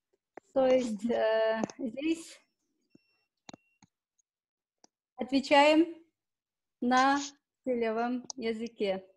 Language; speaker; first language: Russian; non-native, local second language; Kyrgyz